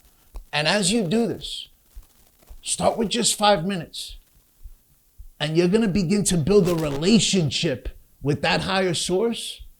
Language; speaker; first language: English; native; English